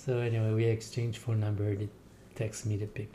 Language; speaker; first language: English; non-native, fluent; French